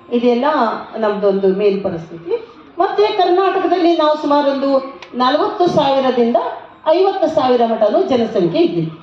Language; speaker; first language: Kannada; non-native, local second language; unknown